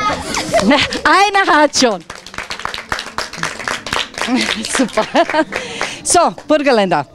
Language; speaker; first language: German; non-native, learner; Croatian